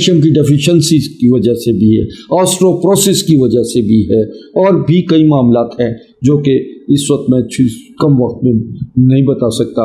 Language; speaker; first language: Urdu; native; Urdu